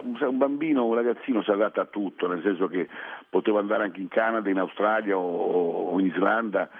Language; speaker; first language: Italian; early bilingual, other home language; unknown